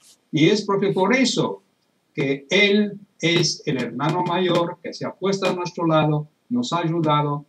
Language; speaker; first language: Spanish; non-native, fluent; Italian